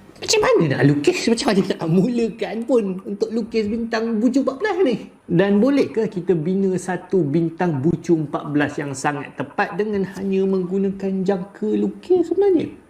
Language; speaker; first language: Malay; native; Malay